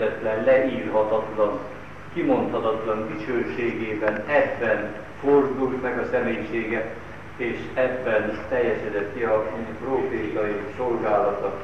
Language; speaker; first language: Hungarian; native; Hungarian